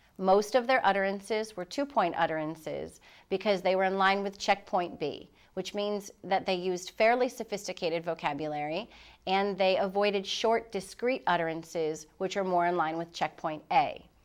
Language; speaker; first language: English; native; English